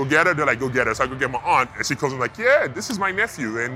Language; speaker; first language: English; non-native, local second language; Yoruba